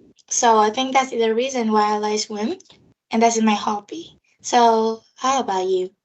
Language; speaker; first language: English; non-native, learner; Vietnamese